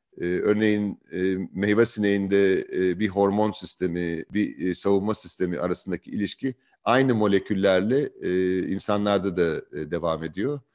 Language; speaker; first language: Turkish; native; Turkish